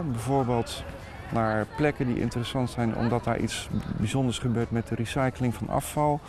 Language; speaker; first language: Dutch; native; Dutch